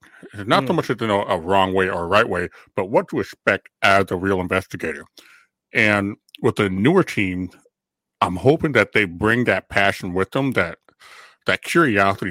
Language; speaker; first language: English; native; English